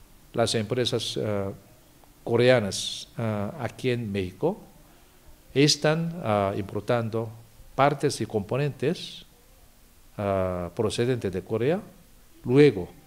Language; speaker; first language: Spanish; non-native, fluent; Korean